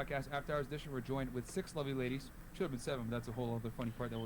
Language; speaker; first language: English; native; English